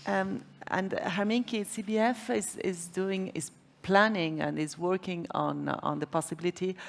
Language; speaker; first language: English; non-native, fluent; Spanish